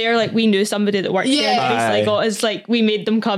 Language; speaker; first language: English; native; English